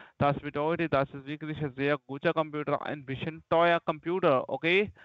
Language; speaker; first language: German; non-native, learner; Hindi